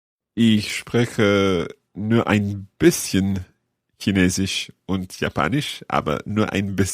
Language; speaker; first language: German; non-native, learner; English